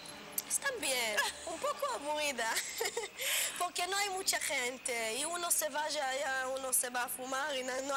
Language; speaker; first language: Spanish; non-native, learner; Hebrew